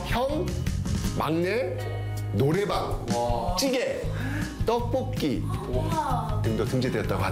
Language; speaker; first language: Korean; native; Korean